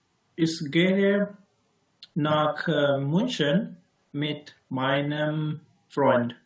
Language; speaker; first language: German; non-native, learner; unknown